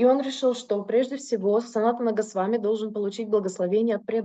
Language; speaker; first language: Russian; native; Russian